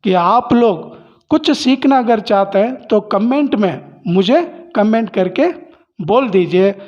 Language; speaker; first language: Hindi; non-native, local second language; Kannada